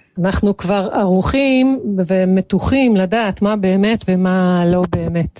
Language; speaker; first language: Hebrew; native; Hebrew